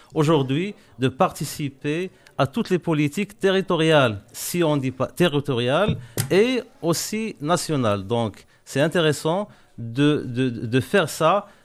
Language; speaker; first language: French; non-native, local second language; Arabic